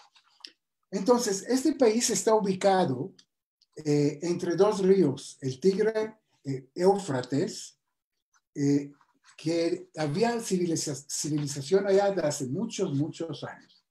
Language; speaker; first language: Spanish; non-native, fluent; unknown